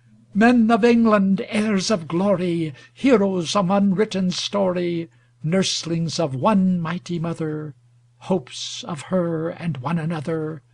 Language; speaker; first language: English; native; English